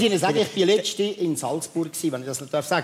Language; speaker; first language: German; native; German